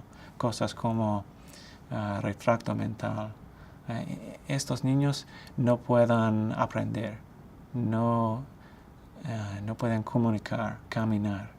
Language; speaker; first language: Spanish; non-native, fluent; English